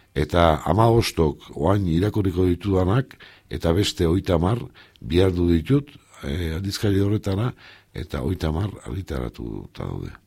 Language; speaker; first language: Basque; native; Basque